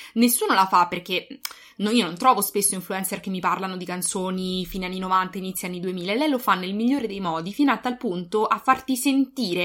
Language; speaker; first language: Italian; native; Italian